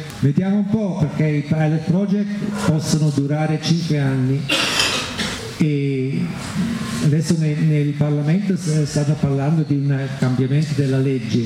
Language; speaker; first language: Italian; non-native, fluent; German